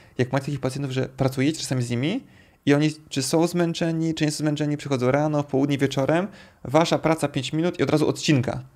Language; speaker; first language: Polish; native; Polish